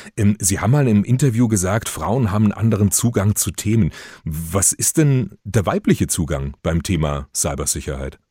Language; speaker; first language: German; native; German